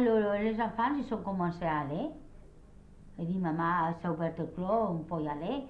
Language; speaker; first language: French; non-native, learner; Catalan